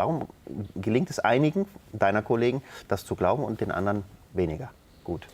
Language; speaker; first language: German; native; German